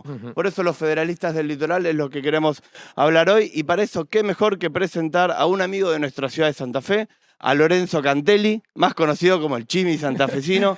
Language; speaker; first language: Spanish; native; Spanish